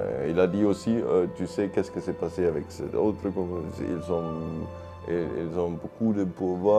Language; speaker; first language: French; non-native, learner; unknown